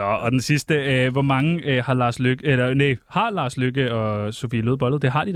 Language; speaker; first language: Danish; native; Danish